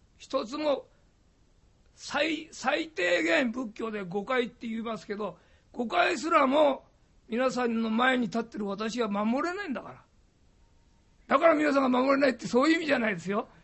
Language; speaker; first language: Japanese; native; Japanese